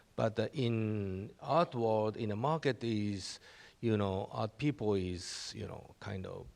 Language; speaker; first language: English; non-native, learner; Japanese